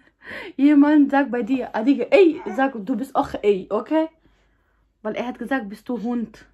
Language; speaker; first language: German; non-native, learner; Somali